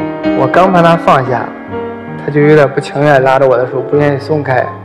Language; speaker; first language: Chinese; native; Chinese